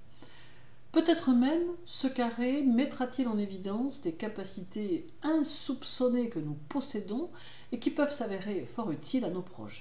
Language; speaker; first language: French; native; French